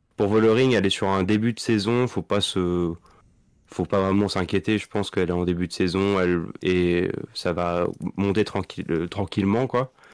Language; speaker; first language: French; native; French